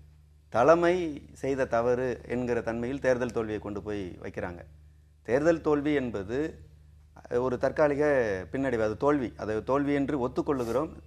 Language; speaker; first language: Tamil; native; Tamil